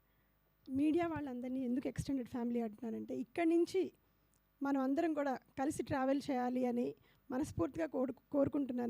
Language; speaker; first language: Telugu; native; Telugu